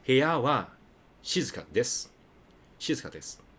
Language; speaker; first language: Japanese; non-native, learner; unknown